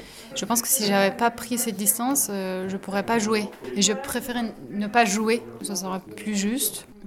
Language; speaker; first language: French; non-native, fluent; Turkish